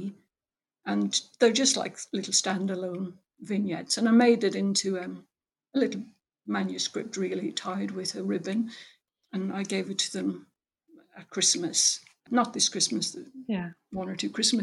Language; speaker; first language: English; native; English